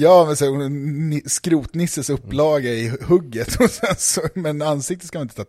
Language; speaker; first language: Swedish; native; Swedish